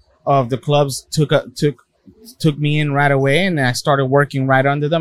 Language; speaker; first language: English; early bilingual, other home language; Spanish